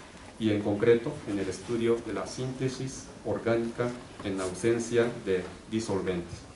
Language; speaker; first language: Spanish; native; Spanish